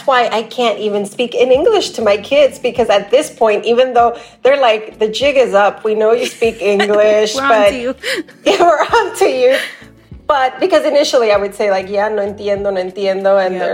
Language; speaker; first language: English; native; English